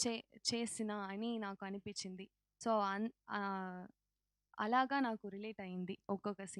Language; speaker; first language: Telugu; non-native, learner; Tamil